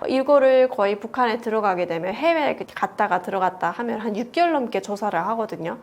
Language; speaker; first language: Korean; native; Korean